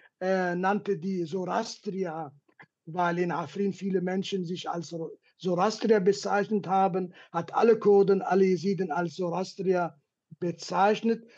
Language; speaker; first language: German; non-native, fluent; Kurdish